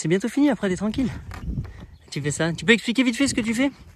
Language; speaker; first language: French; native; French